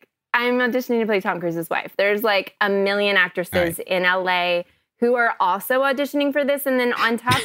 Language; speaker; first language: English; native; English